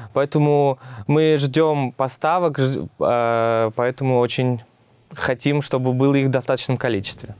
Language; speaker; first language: Russian; native; Russian